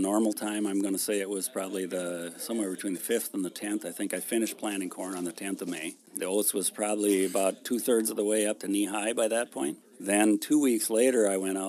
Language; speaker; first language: English; native; English